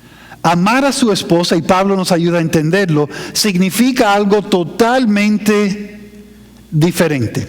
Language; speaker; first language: Spanish; non-native, fluent; English